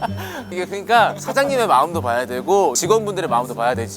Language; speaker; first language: Korean; native; Korean